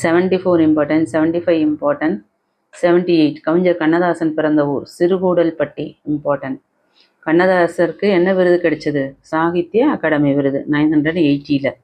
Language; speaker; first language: Tamil; native; Tamil